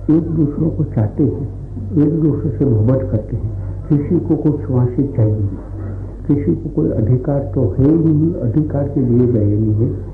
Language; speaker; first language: Hindi; non-native, local second language; Gujarati